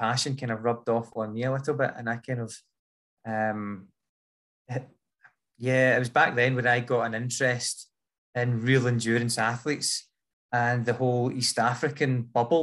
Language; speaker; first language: English; native; English